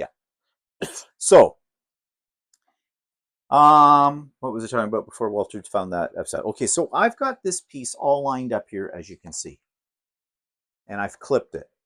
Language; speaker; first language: English; native; English